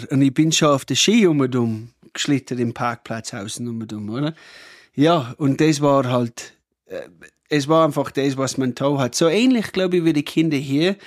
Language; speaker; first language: German; non-native, fluent; English